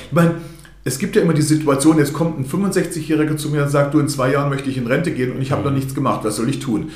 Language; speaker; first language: German; early bilingual, other home language; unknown